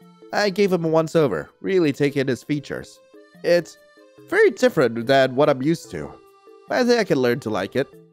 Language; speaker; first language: English; native; English